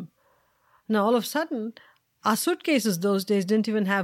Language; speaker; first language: English; non-native, local second language; Tamil